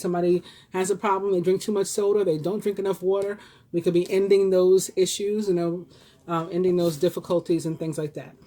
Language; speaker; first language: English; native; English